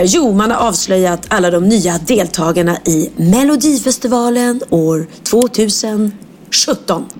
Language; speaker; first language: Swedish; native; Swedish